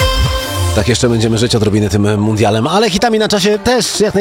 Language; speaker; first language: Polish; native; Polish